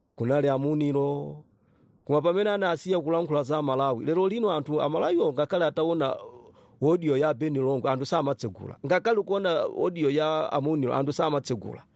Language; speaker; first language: Nyanja; non-native, local second language; Yao